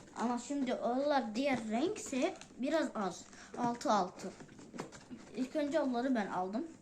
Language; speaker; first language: Turkish; non-native, learner; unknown